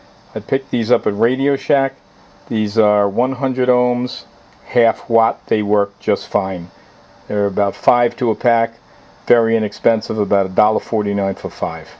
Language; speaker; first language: English; native; English